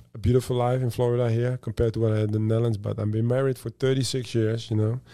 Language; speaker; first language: English; non-native, fluent; Dutch